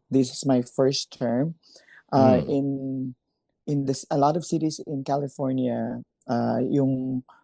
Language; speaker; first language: Filipino; native; Filipino